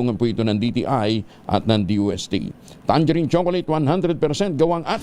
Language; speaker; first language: Filipino; native; Filipino